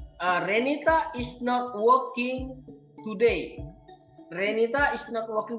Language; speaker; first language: English; non-native, learner; Indonesian